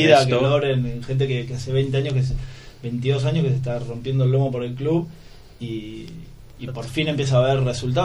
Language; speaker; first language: Spanish; native; Spanish